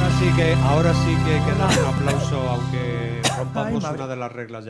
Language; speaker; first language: Spanish; native; Spanish